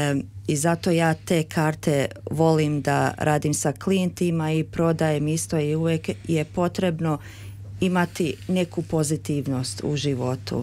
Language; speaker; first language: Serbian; early bilingual, heritage; Serbian